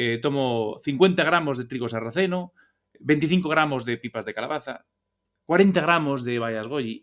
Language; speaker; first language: Spanish; native; Spanish